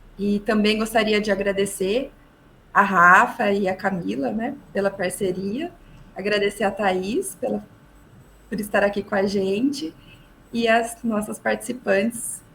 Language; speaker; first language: Portuguese; native; Portuguese